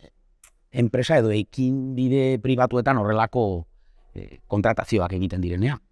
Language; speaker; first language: Basque; native; Basque